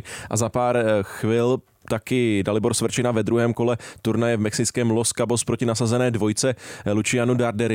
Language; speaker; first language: Czech; native; Czech